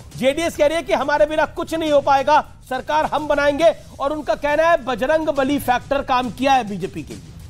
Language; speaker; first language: Hindi; native; Hindi